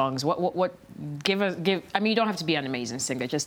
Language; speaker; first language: English; non-native, local second language; Akan